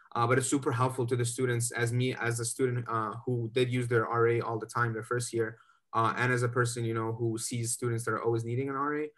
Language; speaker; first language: English; native; English